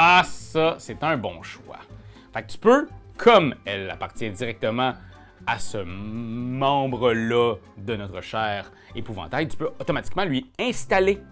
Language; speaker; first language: French; native; French